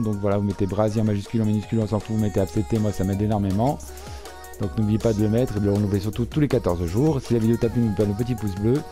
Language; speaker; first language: French; native; French